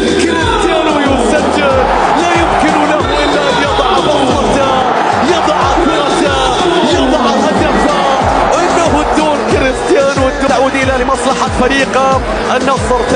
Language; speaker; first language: Arabic; native; Arabic